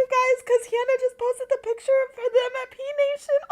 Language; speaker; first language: English; native; English